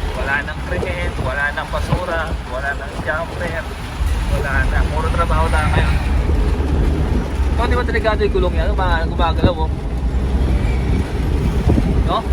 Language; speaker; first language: Filipino; native; Filipino